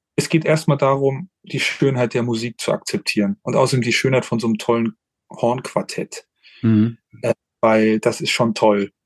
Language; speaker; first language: German; native; German